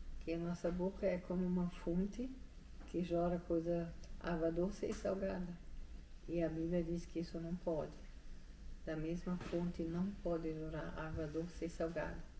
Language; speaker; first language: Portuguese; non-native, fluent; German